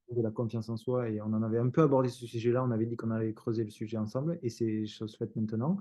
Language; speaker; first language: French; native; French